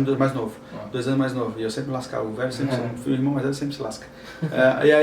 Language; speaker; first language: Portuguese; native; Portuguese